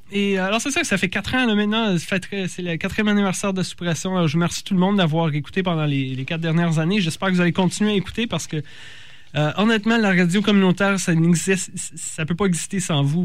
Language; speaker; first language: French; native; French